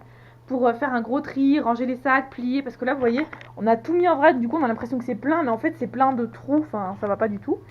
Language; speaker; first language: French; native; French